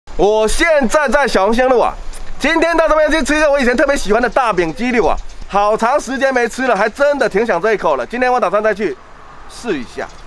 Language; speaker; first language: Chinese; native; Chinese